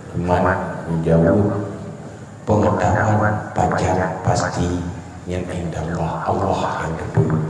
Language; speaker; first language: Malay; non-native, local second language; Achinese